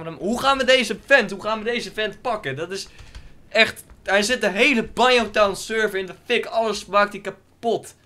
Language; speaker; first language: Dutch; native; Dutch